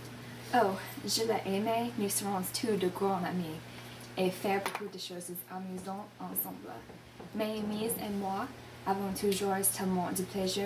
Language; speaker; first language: French; non-native, learner; English